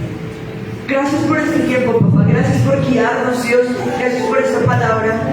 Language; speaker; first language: Spanish; native; Spanish